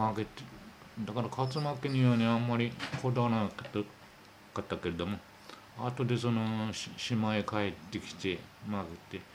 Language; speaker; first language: Japanese; native; Japanese